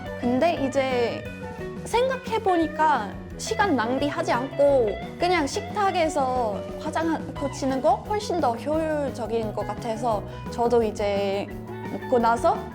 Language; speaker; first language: Korean; non-native, fluent; English